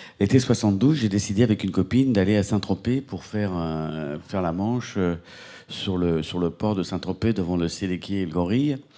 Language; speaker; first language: French; native; French